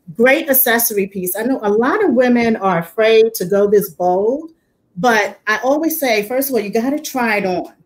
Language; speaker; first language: English; native; English